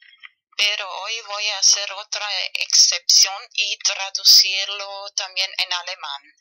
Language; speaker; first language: Spanish; non-native, fluent; German